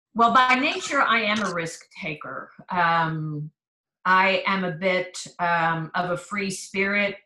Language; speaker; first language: English; native; English